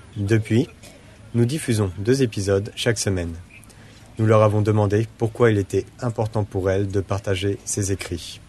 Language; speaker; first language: French; native; French